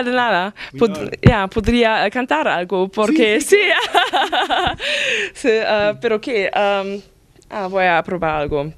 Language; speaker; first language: Spanish; non-native, fluent; German